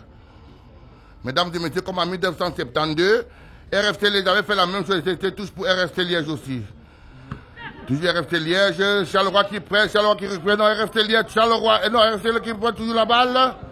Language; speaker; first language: French; native; French